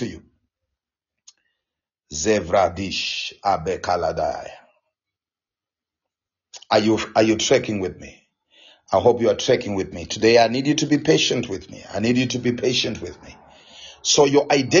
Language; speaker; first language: English; non-native, local second language; Shona